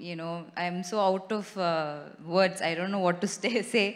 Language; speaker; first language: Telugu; non-native, local second language; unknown